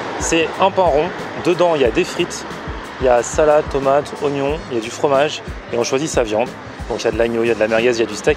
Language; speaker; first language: French; native; French